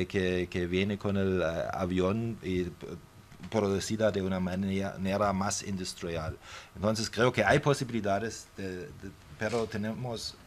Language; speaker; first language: Spanish; non-native, fluent; German